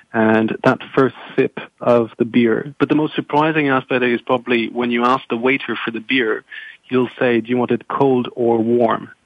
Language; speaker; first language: English; non-native, fluent; French